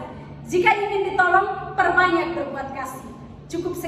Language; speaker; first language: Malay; non-native, learner; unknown